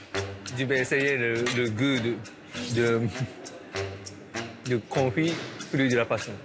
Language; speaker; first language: French; non-native, learner; Japanese